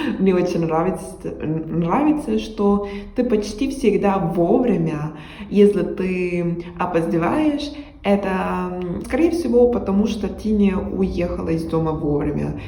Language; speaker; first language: Russian; non-native, learner; Spanish